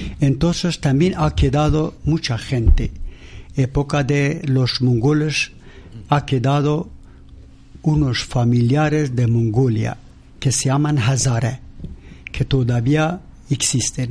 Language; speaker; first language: Spanish; non-native, learner; Persian